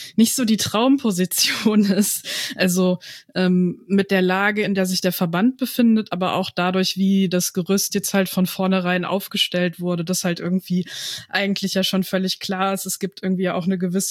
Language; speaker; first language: German; native; German